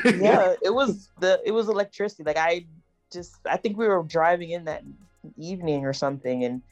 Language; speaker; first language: English; native; English